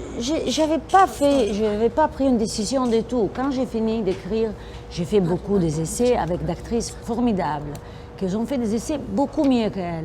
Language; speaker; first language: French; non-native, fluent; Italian